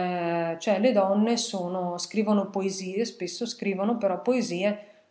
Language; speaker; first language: Italian; native; Italian